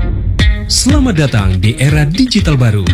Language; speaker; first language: Indonesian; native; Indonesian